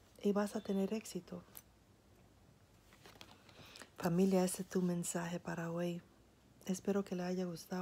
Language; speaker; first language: Spanish; early bilingual, heritage; Spanish